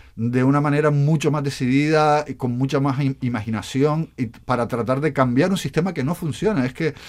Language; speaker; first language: Spanish; native; Spanish